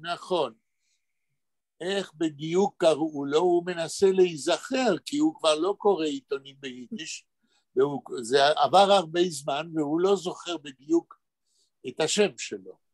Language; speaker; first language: Hebrew; non-native, fluent; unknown